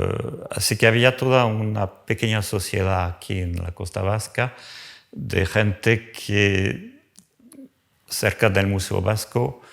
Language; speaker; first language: Spanish; non-native, fluent; French